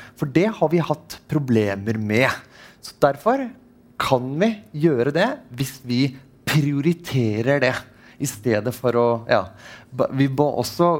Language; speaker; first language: Norwegian; non-native, fluent; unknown